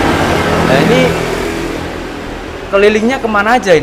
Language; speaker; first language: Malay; non-native, local second language; Javanese